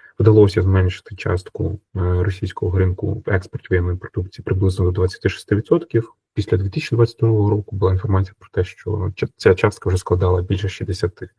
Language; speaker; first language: Ukrainian; native; Ukrainian